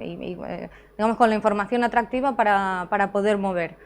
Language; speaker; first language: Spanish; native; Spanish